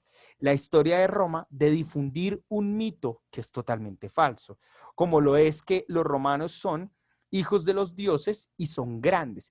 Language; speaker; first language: Spanish; native; Spanish